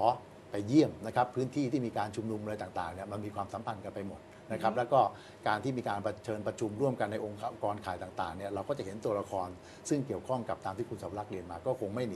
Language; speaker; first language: Thai; native; Thai